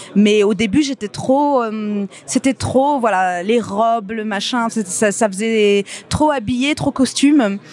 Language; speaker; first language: French; native; French